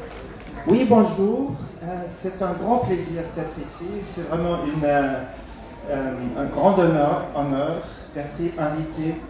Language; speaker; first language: French; non-native, fluent; German